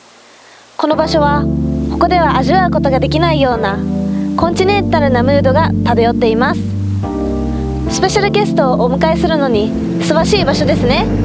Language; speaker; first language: Japanese; native; Japanese